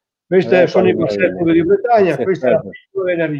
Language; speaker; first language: Italian; native; Italian